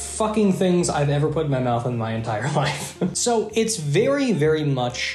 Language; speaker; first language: English; native; English